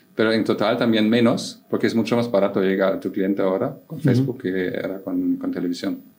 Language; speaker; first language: Spanish; non-native, fluent; German